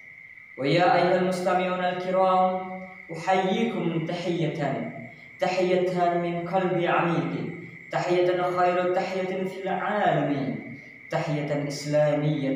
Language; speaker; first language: Arabic; non-native, learner; Indonesian